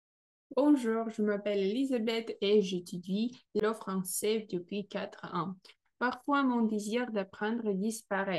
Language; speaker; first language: French; non-native, fluent; Russian